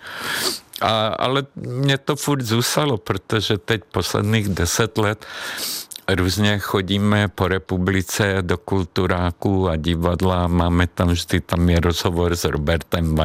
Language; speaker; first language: Czech; non-native, fluent; Hungarian